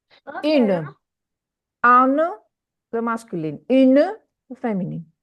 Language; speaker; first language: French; non-native, fluent; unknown